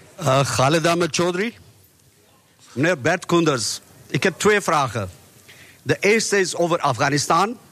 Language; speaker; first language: Dutch; non-native, fluent; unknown